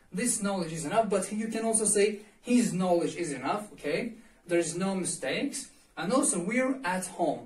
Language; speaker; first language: English; non-native, learner; Azerbaijani